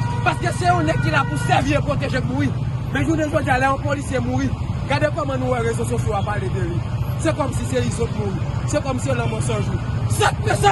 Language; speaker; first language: Haitian Creole; native; Haitian Creole